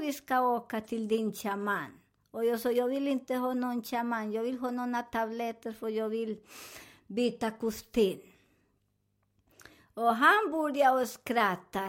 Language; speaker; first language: Swedish; non-native, learner; Spanish